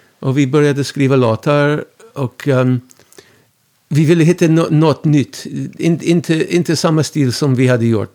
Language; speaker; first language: Swedish; non-native, fluent; English